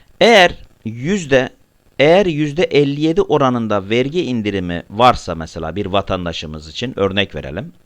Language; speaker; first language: Turkish; native; Turkish